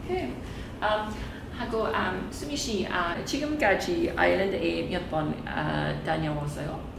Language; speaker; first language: Korean; non-native, learner; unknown